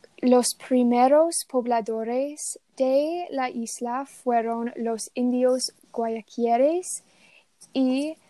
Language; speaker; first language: Spanish; non-native, learner; English